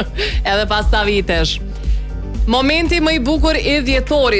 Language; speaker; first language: Albanian; native; Albanian